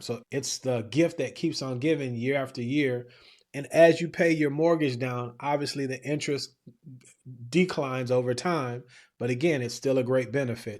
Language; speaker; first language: English; native; English